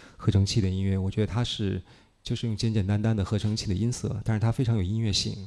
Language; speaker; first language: Chinese; native; Chinese